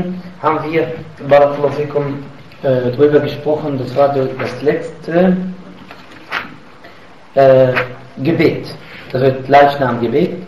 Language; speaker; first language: German; non-native, fluent; Arabic